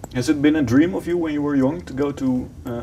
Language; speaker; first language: English; native; English